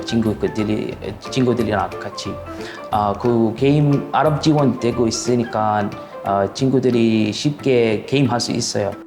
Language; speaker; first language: Korean; non-native, learner; Arabic